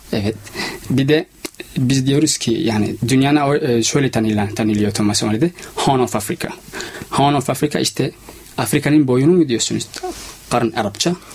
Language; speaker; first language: Turkish; non-native, fluent; Somali